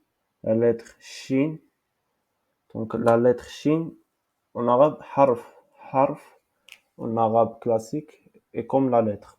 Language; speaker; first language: French; non-native, local second language; Arabic